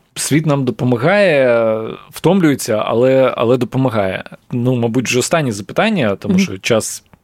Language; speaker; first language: Ukrainian; native; Ukrainian